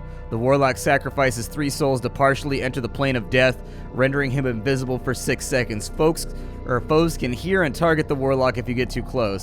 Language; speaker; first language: English; native; English